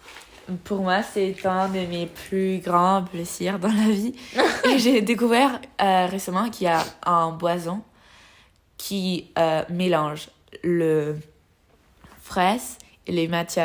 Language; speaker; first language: French; non-native, learner; Spanish